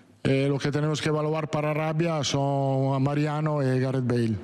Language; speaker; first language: Spanish; non-native, fluent; Italian